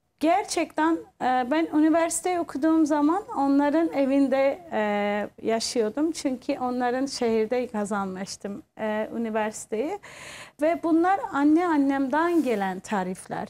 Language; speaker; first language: Turkish; non-native, fluent; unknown